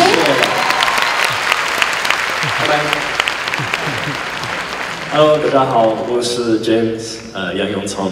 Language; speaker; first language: Chinese; non-native, fluent; English